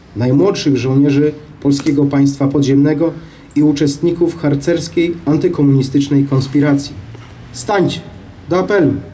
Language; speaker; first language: Polish; native; Polish